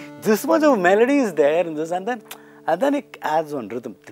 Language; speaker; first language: English; non-native, local second language; Tamil